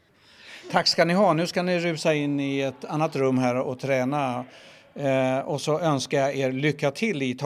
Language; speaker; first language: Swedish; native; Swedish